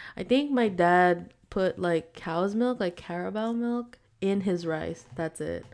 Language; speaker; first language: English; non-native, local second language; Filipino